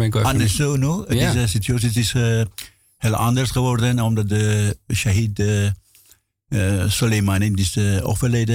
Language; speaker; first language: Dutch; non-native, learner; Persian